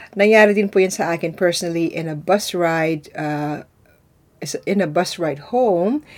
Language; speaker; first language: English; non-native, local second language; Filipino